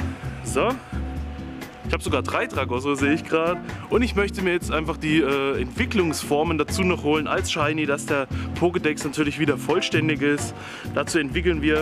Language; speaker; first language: German; native; German